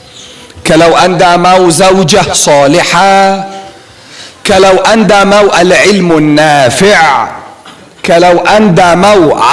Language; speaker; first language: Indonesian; non-native, learner; Arabic